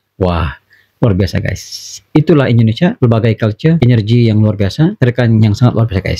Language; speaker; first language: Malay; native; Malay